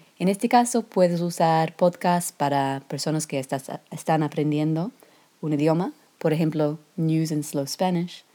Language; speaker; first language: Spanish; non-native, learner; English